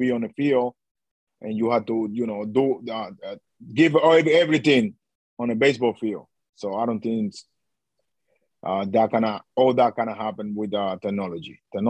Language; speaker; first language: English; non-native, learner; Spanish